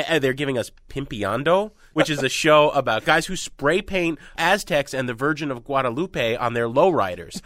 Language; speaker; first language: English; native; English